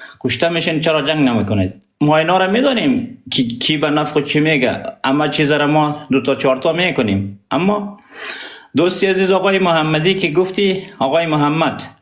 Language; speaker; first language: Persian; non-native, local second language; Pashto